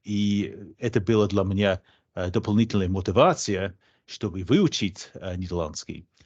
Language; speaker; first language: Russian; non-native, fluent; English